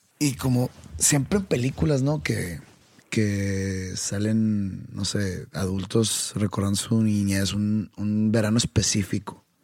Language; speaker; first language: Spanish; native; Spanish